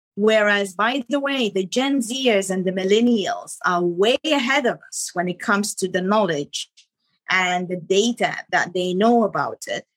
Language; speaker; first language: English; non-native, fluent; Arabic